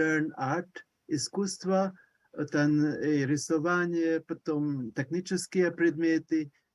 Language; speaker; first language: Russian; non-native, learner; Hungarian